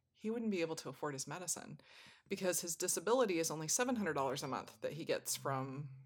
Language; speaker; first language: English; native; English